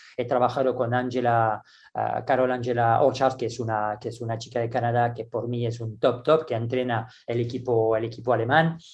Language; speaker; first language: Spanish; non-native, fluent; French